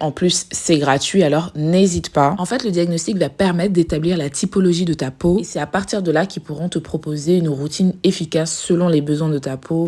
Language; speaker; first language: French; native; French